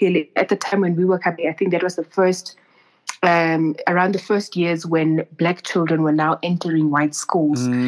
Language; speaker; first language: English; non-native, local second language; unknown